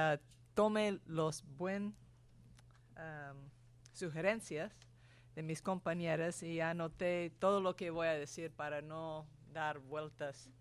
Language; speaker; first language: Spanish; non-native, fluent; English